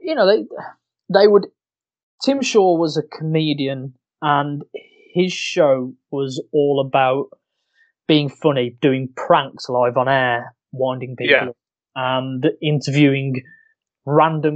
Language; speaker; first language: English; native; English